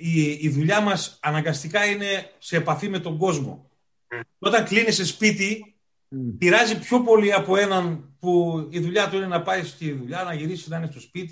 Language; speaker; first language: Greek; native; Greek